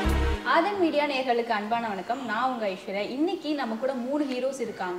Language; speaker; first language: Tamil; native; Tamil